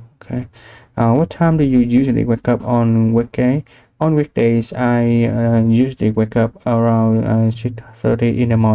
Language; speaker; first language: English; non-native, learner; Vietnamese